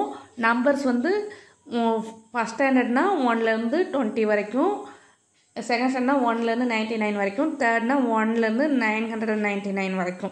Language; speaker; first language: Tamil; native; Tamil